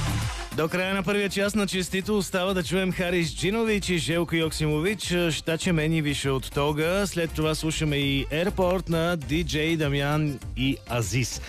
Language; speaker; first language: Bulgarian; native; Bulgarian